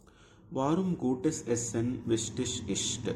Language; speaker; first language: German; non-native, learner; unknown